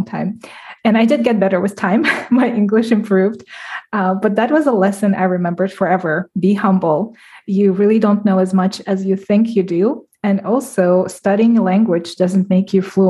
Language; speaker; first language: English; non-native, fluent; Russian